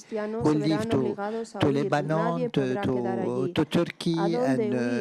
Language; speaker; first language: English; non-native, fluent; Arabic